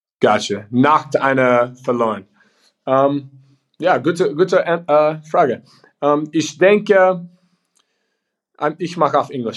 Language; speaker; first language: German; non-native, learner; English